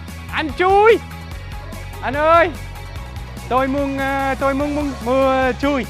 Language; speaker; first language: Vietnamese; non-native, learner; English